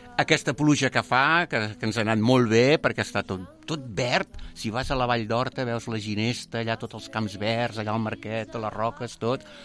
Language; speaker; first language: Catalan; native; Catalan